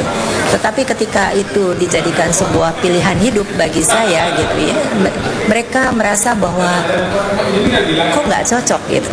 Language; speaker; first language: Indonesian; native; Indonesian